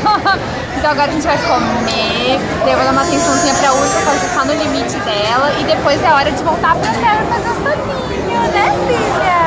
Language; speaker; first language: Portuguese; native; Portuguese